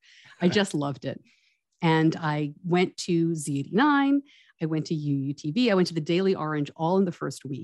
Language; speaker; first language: English; native; English